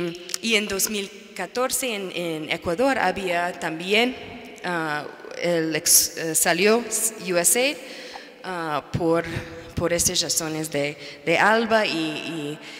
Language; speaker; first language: Spanish; non-native, fluent; English